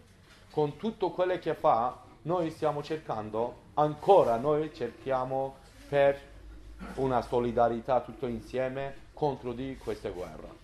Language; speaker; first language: Italian; non-native, learner; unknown